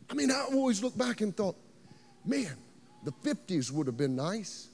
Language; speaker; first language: English; native; English